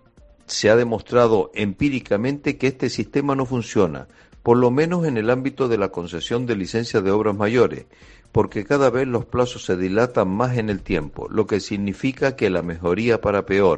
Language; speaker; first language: Spanish; native; Spanish